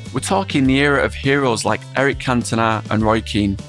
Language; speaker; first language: English; native; English